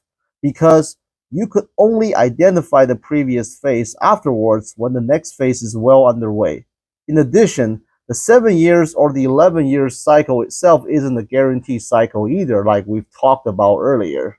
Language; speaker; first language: English; non-native, fluent; Chinese